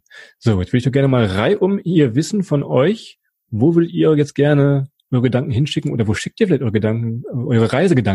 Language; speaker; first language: German; native; German